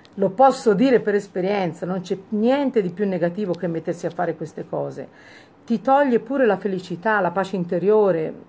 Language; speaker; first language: Italian; native; Italian